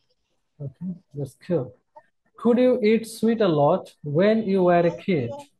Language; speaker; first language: English; non-native, fluent; Bangla